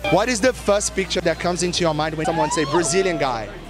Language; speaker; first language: English; non-native, fluent; Portuguese